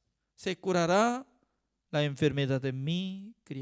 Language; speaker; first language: Spanish; non-native, fluent; Korean